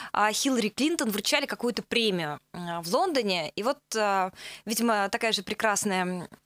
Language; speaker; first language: Russian; native; Russian